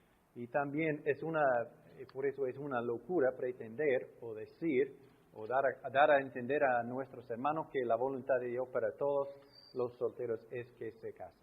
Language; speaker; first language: Spanish; non-native, fluent; English